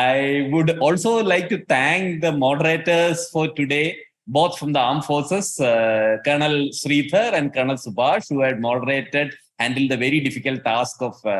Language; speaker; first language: English; non-native, local second language; Malayalam